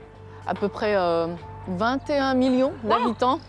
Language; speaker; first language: French; non-native, fluent; Chinese